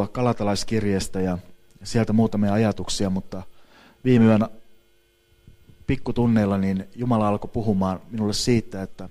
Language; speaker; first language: Finnish; native; Finnish